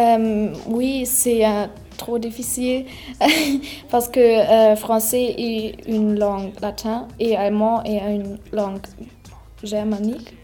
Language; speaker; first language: French; non-native, learner; German